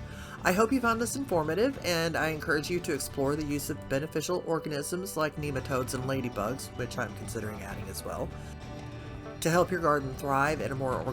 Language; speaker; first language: English; native; English